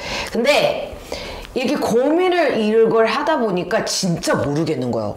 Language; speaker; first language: Korean; early bilingual, heritage; Korean